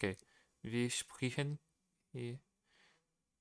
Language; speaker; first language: German; non-native, learner; Portuguese